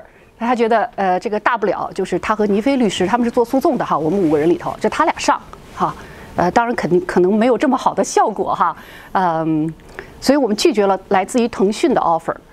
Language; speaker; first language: Chinese; native; Chinese